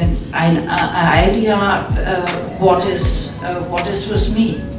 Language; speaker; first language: English; non-native, learner; German